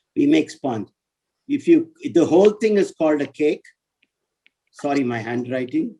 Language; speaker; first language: English; non-native, local second language; Tamil